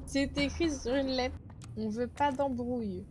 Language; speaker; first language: French; native; French